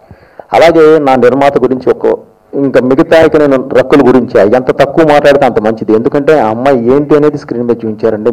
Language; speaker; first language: Telugu; native; Telugu